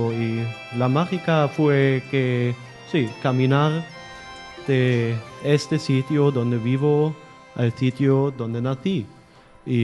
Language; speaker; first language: Spanish; non-native, learner; German